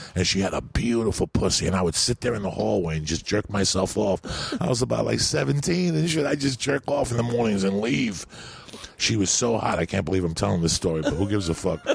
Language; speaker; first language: English; early bilingual, other home language; Spanish